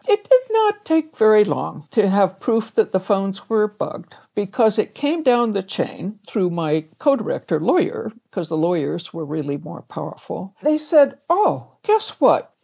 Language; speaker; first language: English; native; English